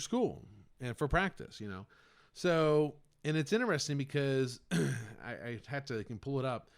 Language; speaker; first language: English; native; English